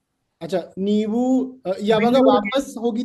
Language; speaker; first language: Kannada; non-native, learner; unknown